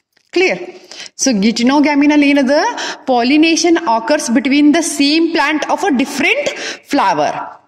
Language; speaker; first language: English; non-native, local second language; Kannada